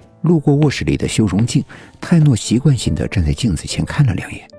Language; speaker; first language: Chinese; native; Chinese